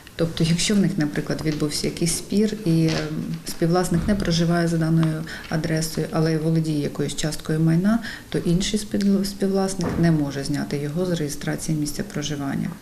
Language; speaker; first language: Ukrainian; native; Ukrainian